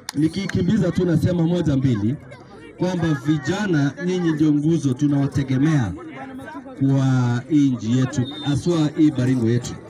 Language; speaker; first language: Swahili; non-native, local second language; Kalenjin